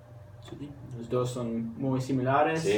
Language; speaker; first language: Spanish; non-native, learner; English